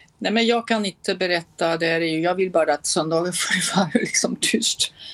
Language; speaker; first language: Swedish; non-native, fluent; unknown